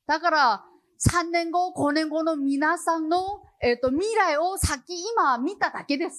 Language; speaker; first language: Japanese; non-native, learner; Chinese